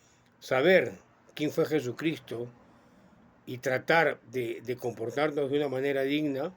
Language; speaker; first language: Spanish; native; Spanish